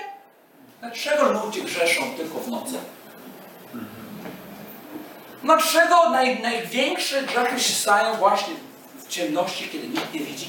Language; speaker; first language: Polish; non-native, fluent; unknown